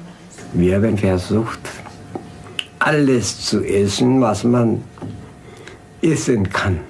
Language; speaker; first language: German; non-native, fluent; Korean